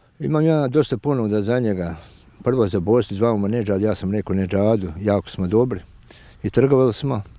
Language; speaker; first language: Serbian; native; Serbian